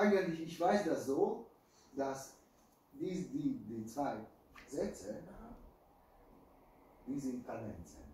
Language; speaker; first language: German; non-native, fluent; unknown